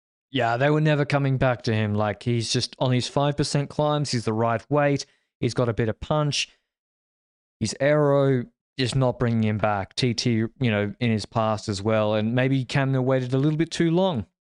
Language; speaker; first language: English; native; English